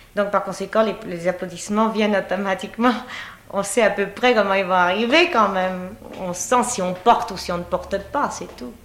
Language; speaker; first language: French; native; French